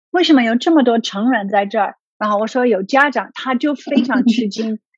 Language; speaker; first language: Chinese; non-native, fluent; English